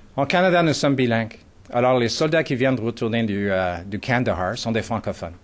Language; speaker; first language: French; non-native, local second language; English